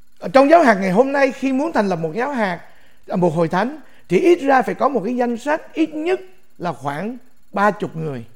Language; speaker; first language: Vietnamese; native; Vietnamese